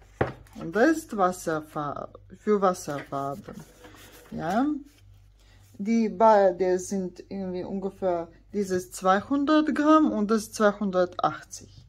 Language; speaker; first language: German; non-native, fluent; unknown